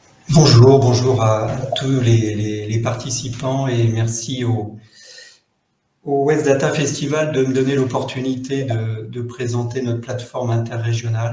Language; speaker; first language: French; native; French